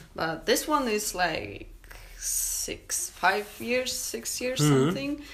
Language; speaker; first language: English; non-native, fluent; Polish